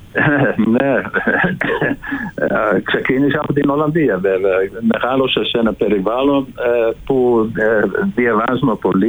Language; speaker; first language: Greek; non-native, fluent; Dutch